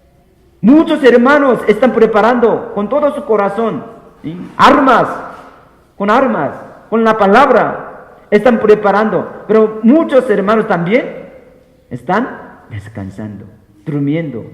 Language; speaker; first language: Spanish; non-native, fluent; Korean